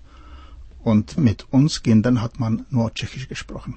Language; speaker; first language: German; non-native, fluent; Czech